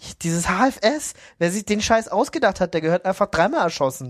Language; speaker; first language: German; native; German